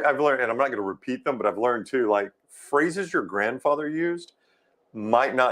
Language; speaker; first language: English; native; English